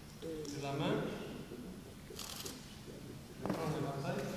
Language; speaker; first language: French; non-native, fluent; Romanian